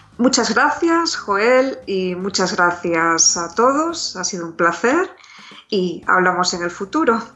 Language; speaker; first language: Spanish; native; Spanish